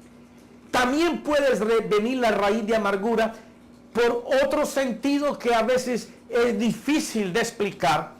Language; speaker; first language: Spanish; native; Spanish